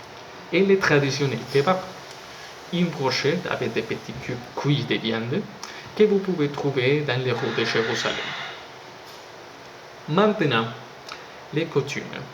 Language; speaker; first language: French; non-native, learner; Spanish